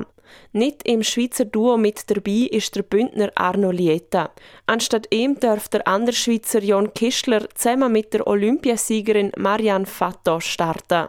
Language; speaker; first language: German; native; German